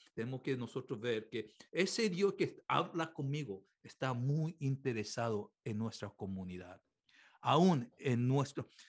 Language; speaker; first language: Spanish; non-native, fluent; Korean